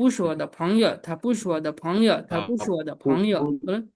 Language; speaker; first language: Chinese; non-native, fluent; Bangla